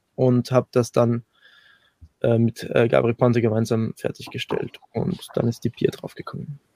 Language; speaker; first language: German; native; German